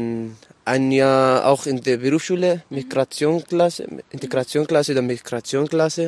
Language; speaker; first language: German; non-native, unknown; Arabic